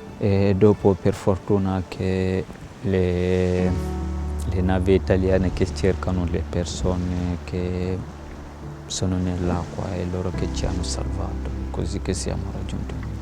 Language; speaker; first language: Italian; non-native, fluent; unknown